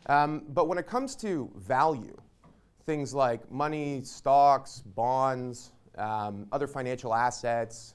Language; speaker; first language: English; native; English